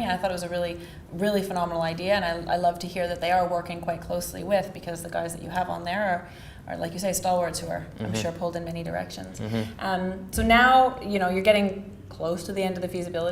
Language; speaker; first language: English; native; English